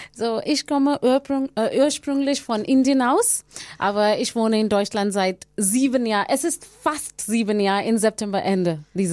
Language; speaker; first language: German; non-native, learner; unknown